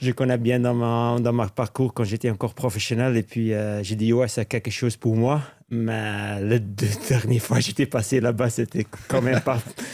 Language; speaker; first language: French; non-native, local second language; Dutch